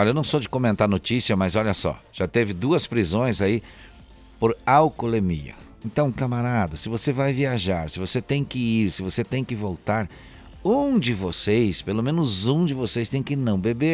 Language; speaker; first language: Portuguese; native; Portuguese